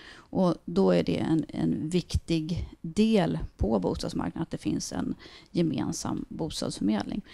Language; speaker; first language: Swedish; native; Swedish